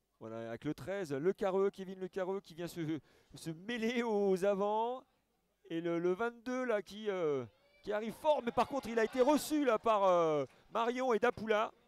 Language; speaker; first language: French; native; French